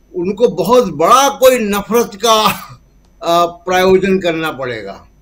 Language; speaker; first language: Hindi; native; Hindi